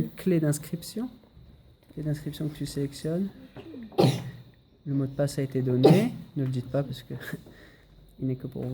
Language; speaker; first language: French; native; French